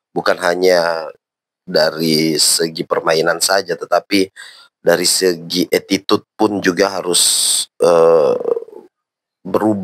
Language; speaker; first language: Indonesian; native; Indonesian